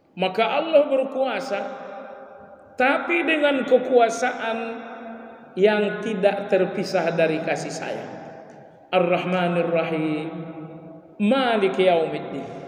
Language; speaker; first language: Malay; native; Malay